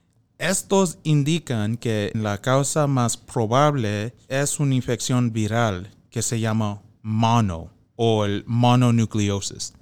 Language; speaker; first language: Spanish; non-native, fluent; English